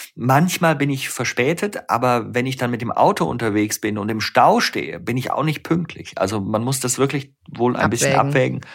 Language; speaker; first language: German; native; German